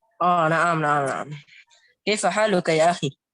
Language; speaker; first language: Arabic; non-native, learner; Indonesian